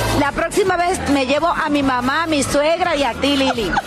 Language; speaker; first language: Spanish; native; Spanish